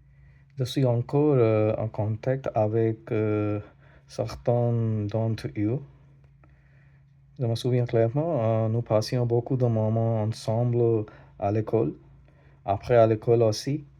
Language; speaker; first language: French; non-native, learner; Hindi